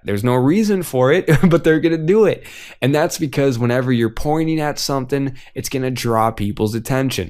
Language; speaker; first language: English; native; English